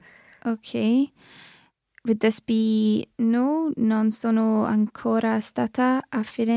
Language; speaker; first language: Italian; non-native, learner; English